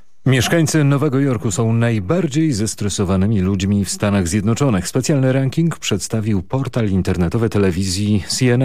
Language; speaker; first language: Polish; native; Polish